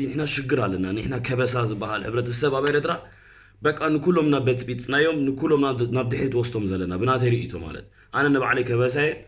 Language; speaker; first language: Tigrinya; early bilingual, heritage; Tigrinya